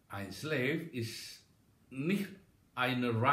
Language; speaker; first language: German; non-native, learner; Indonesian